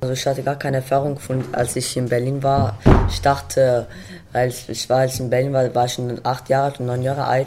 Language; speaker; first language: German; non-native, learner; Persian